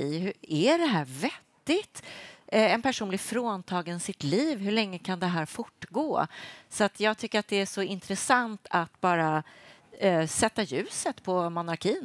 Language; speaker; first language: Swedish; native; Swedish